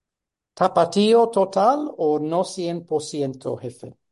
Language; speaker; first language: Spanish; non-native, fluent; English